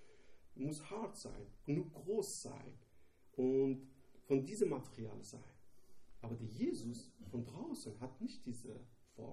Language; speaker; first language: German; non-native, learner; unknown